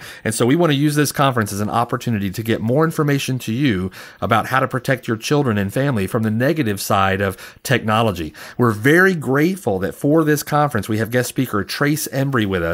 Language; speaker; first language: English; native; English